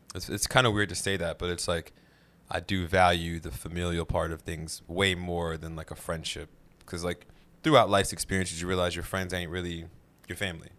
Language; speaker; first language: English; native; English